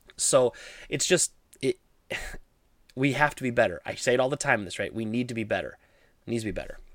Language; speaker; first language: English; native; English